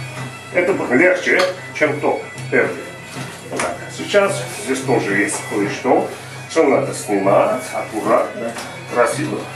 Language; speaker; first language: Russian; non-native, local second language; Armenian